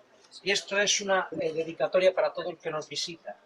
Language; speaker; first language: Spanish; native; Spanish